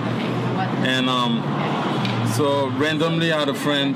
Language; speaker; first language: English; non-native, fluent; French